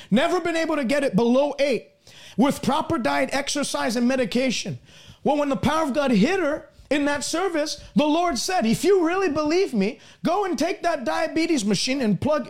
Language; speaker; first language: English; native; English